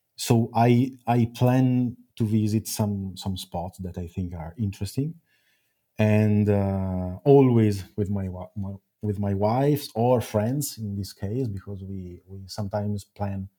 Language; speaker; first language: English; non-native, fluent; Italian